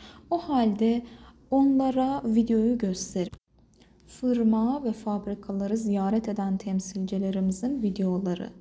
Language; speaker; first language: Turkish; non-native, fluent; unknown